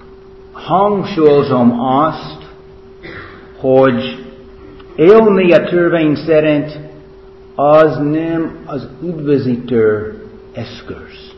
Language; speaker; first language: Hungarian; non-native, fluent; English